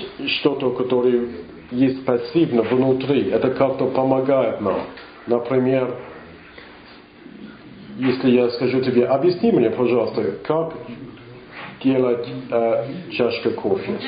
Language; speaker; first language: Russian; non-native, fluent; English